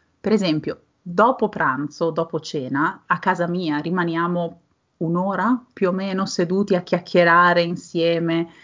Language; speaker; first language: Italian; native; Italian